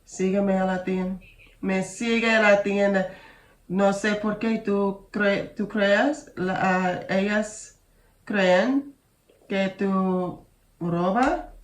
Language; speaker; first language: Spanish; non-native, learner; English